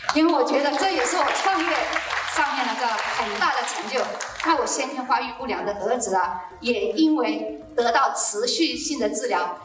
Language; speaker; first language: Chinese; native; Chinese